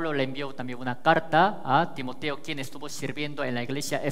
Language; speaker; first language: Spanish; native; Spanish